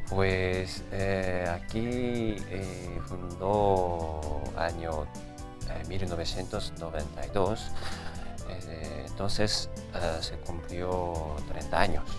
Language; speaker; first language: Spanish; non-native, fluent; Japanese